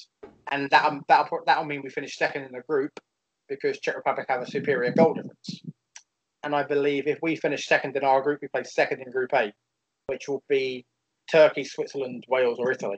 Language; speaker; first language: English; native; English